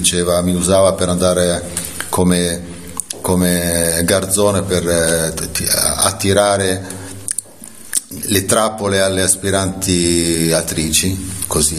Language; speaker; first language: Italian; native; Italian